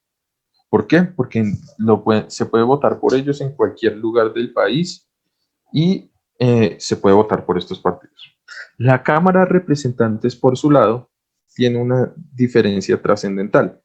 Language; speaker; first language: Spanish; native; Spanish